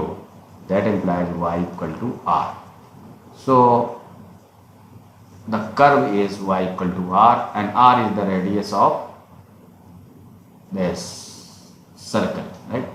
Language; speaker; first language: English; non-native, local second language; Hindi